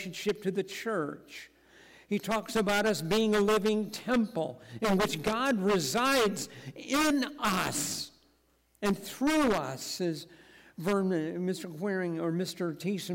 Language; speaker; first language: English; native; English